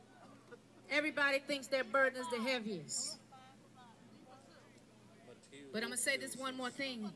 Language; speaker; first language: English; native; English